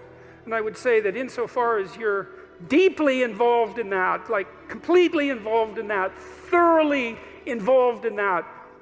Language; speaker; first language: English; native; English